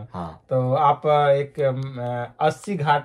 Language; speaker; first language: Hindi; native; Hindi